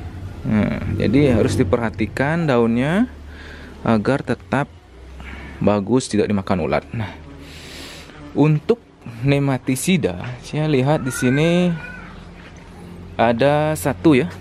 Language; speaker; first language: Indonesian; native; Indonesian